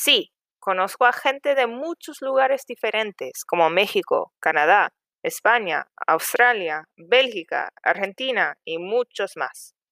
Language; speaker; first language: Spanish; non-native, fluent; English